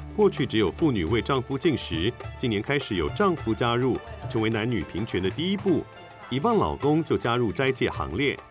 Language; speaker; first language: Chinese; native; Chinese